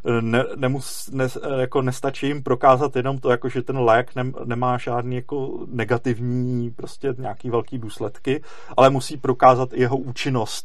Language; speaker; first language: Czech; native; Czech